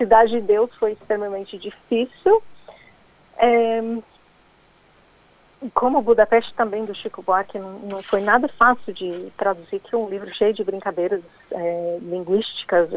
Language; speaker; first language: Portuguese; non-native, fluent; English